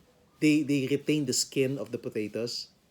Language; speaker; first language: English; non-native, local second language; Filipino